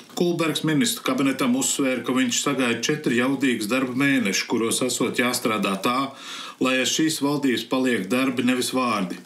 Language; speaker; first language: Latvian; early bilingual, heritage; Latvian